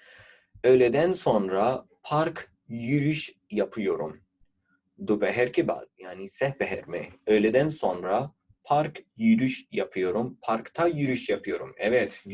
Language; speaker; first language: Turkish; non-native, fluent; Urdu